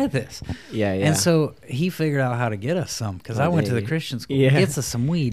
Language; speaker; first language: English; native; English